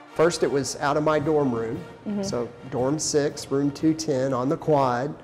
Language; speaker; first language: English; native; English